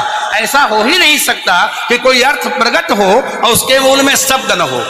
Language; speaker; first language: Hindi; native; Hindi